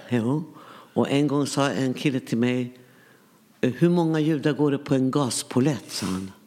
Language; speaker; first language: Swedish; early bilingual, other home language; Yiddish